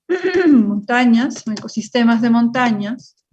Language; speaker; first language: Spanish; native; Spanish